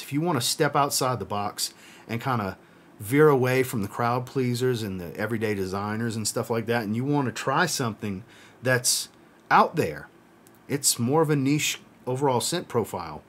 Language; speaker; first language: English; native; English